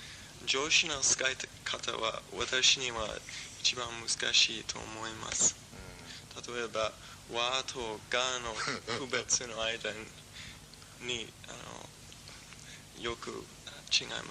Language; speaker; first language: Japanese; non-native, learner; English